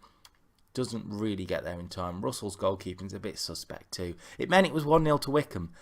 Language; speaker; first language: English; native; English